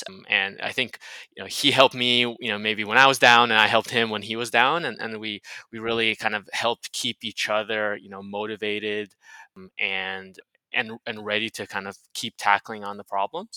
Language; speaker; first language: English; native; English